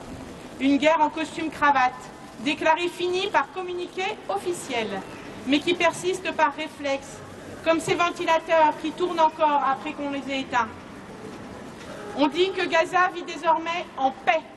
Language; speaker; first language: French; native; French